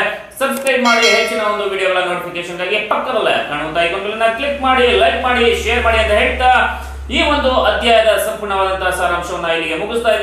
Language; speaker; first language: Kannada; native; Kannada